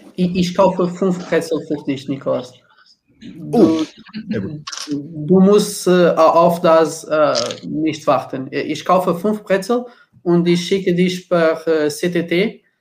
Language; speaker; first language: German; non-native, learner; Portuguese